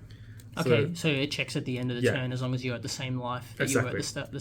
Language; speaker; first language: English; native; English